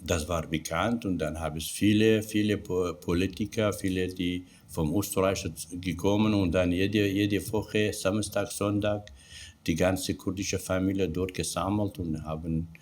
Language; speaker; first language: German; non-native, learner; Kurdish